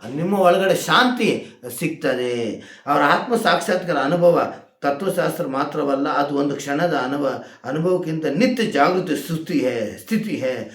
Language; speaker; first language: Kannada; non-native, local second language; Hindi